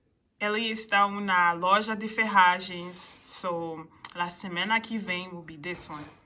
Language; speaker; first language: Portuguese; non-native, learner; English